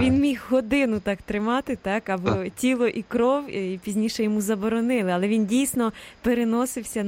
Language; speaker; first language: Ukrainian; native; Ukrainian